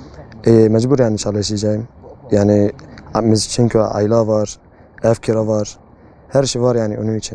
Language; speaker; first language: Turkish; non-native, learner; Arabic